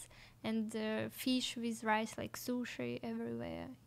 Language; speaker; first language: English; non-native, learner; Russian